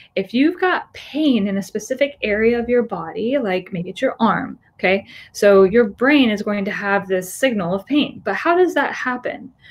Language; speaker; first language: English; native; English